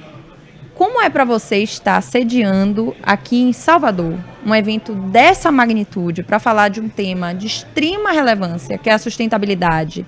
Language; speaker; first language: Portuguese; native; Portuguese